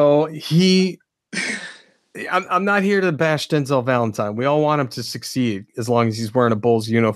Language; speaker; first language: English; native; English